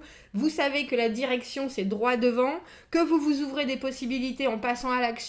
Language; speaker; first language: French; native; French